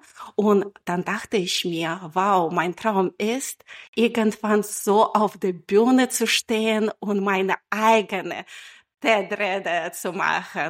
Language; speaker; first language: German; non-native, fluent; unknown